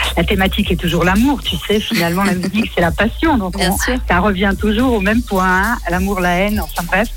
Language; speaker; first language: French; native; French